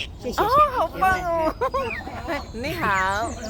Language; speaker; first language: Cantonese; non-native, learner; Filipino